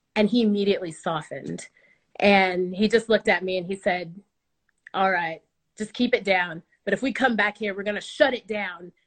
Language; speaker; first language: English; native; English